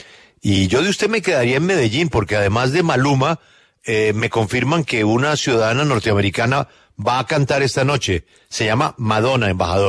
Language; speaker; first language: Spanish; native; Spanish